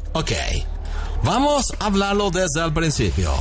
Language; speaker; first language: Spanish; non-native, fluent; English